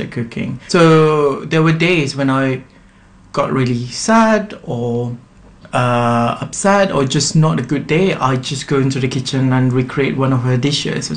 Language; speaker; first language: English; non-native, local second language; Malay